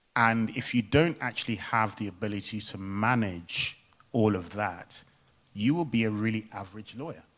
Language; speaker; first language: English; native; English